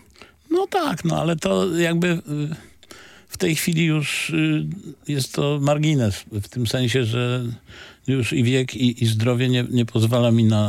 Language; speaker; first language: Polish; native; Polish